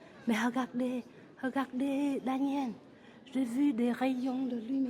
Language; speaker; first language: French; non-native, learner; Vietnamese